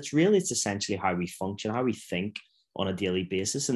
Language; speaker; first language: English; native; English